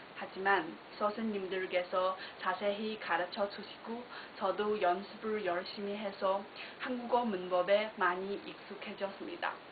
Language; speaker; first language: Korean; non-native, learner; Chinese